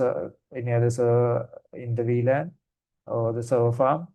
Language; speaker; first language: English; non-native, fluent; Sinhala